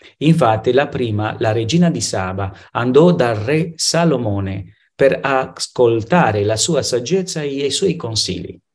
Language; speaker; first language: Italian; non-native, fluent; Spanish